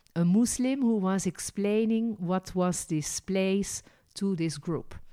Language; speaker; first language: English; non-native, fluent; Dutch